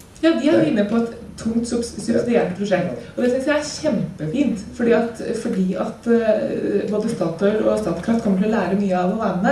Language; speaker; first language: Norwegian; native; Norwegian